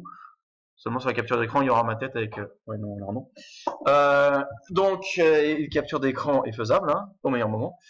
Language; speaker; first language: French; native; French